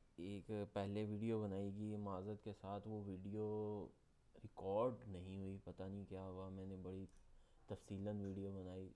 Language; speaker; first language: Urdu; non-native, local second language; Punjabi